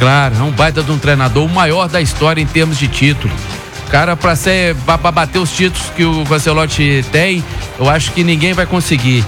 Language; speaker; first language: Portuguese; native; Portuguese